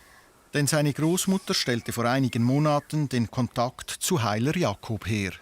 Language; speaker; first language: German; native; German